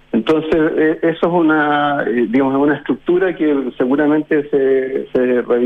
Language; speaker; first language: Spanish; native; Spanish